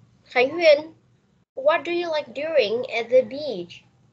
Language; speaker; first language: English; non-native, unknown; Vietnamese